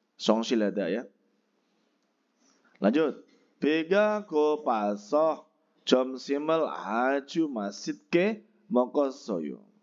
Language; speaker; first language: Korean; non-native, fluent; Indonesian